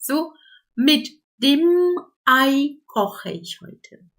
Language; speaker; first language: German; non-native, fluent; Portuguese